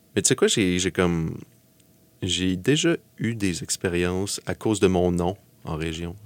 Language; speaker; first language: French; native; French